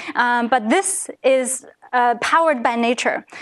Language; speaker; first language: English; non-native, fluent; Chinese